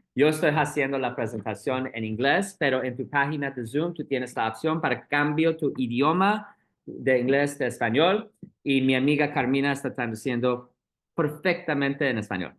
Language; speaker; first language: Spanish; non-native, learner; English